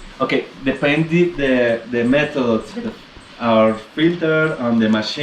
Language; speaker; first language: English; non-native, learner; Spanish